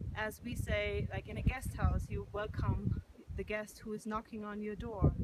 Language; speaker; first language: English; non-native, fluent; German